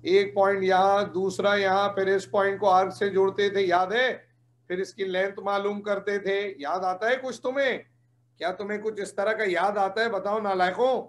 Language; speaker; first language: Hindi; native; Hindi